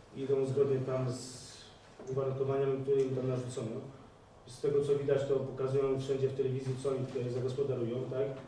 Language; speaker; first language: Polish; native; Polish